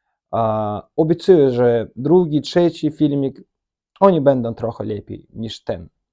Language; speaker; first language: Polish; non-native, learner; Azerbaijani